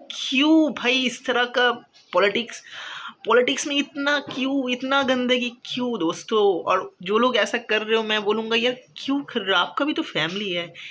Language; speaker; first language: Hindi; non-native, local second language; Bangla